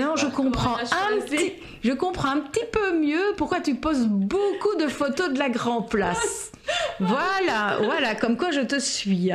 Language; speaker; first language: French; native; French